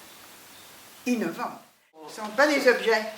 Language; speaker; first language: French; native; French